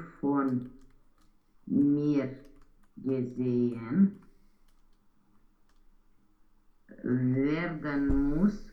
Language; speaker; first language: German; non-native, learner; Romanian